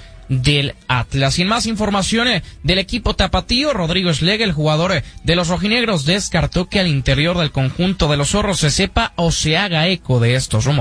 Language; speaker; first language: Spanish; native; Spanish